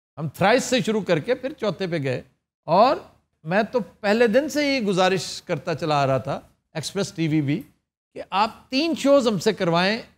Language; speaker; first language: Urdu; native; Urdu